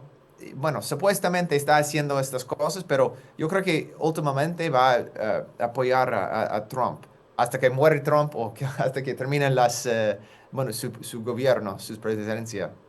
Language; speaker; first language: Spanish; non-native, fluent; English